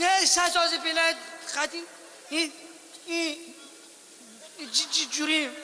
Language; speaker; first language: Russian; non-native, learner; Tajik